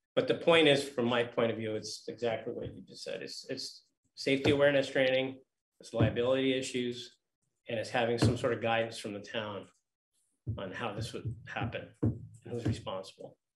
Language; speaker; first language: English; native; English